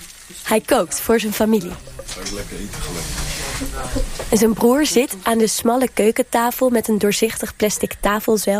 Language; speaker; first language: Dutch; native; Dutch